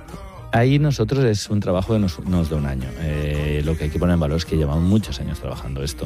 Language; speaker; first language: Spanish; native; Spanish